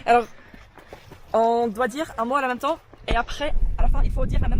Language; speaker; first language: French; non-native, learner; English